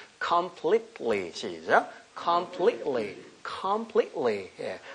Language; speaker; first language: English; non-native, fluent; Korean